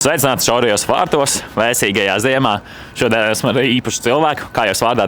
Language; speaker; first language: Latvian; native; Latvian